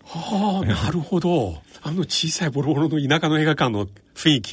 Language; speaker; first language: Japanese; non-native, fluent; Chinese